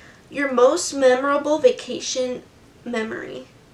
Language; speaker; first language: English; early bilingual, other home language; Portuguese